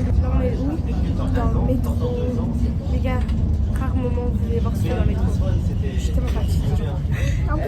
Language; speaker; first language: French; native; French